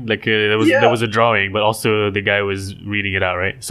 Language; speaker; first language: English; non-native, local second language; Malay